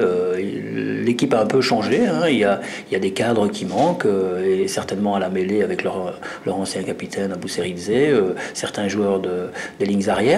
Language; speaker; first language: French; native; French